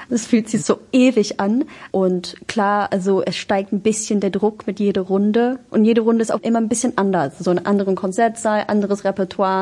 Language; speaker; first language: German; non-native, fluent; English